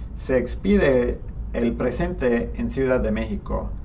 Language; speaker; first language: Spanish; non-native, fluent; English